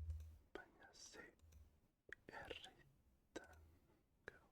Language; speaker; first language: Basque; non-native, learner; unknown